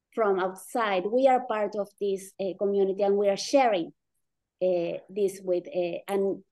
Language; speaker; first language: English; non-native, fluent; Spanish